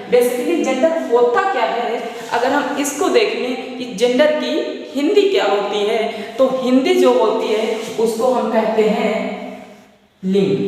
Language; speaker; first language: Hindi; native; Hindi